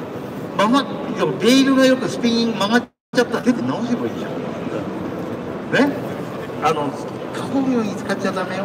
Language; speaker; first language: Japanese; native; Japanese